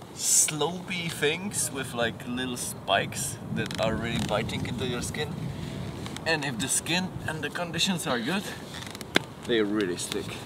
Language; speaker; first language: English; non-native, fluent; Czech